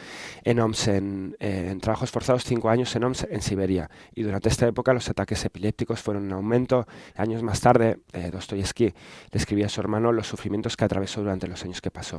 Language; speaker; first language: Spanish; native; Spanish